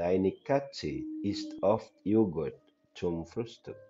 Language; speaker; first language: German; non-native, learner; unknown